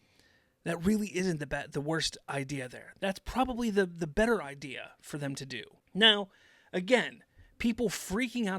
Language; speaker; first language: English; native; English